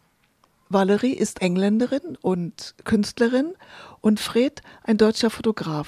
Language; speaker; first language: German; native; German